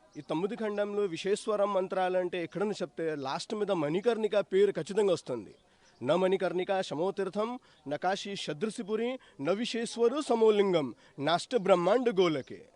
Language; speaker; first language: Telugu; non-native, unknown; Hindi